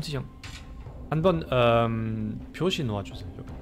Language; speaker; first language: Korean; non-native, learner; German